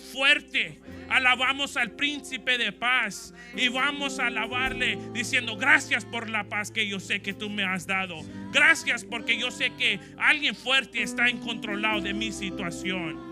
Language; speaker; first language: Spanish; early bilingual, heritage; Spanish